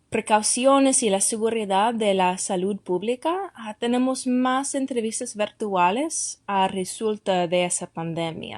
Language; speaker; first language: Spanish; non-native, fluent; English